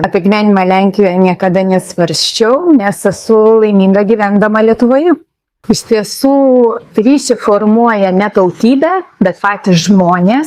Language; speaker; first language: Lithuanian; non-native, local second language; Polish